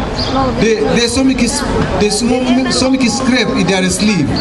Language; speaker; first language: Swedish; non-native, fluent; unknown